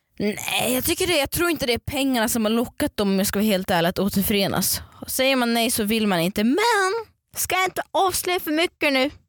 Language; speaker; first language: Swedish; early bilingual, other home language; Russian